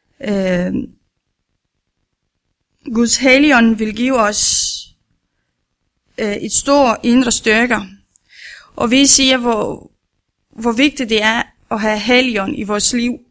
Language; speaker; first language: Danish; non-native, learner; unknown